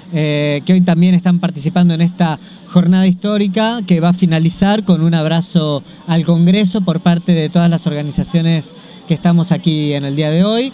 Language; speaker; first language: Spanish; native; Spanish